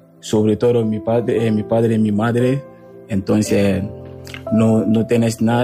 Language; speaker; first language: Spanish; non-native, learner; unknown